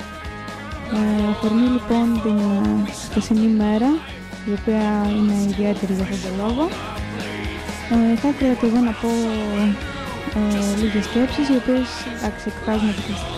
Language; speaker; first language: Greek; native; Greek